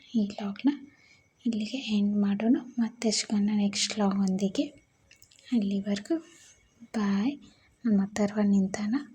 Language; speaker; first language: Kannada; native; Kannada